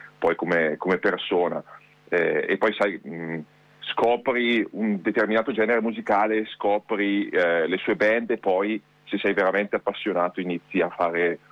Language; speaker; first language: Italian; native; Italian